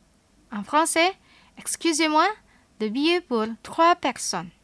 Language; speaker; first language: French; non-native, fluent; Indonesian